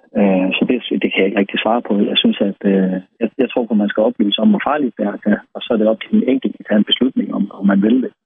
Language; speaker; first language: Danish; native; Danish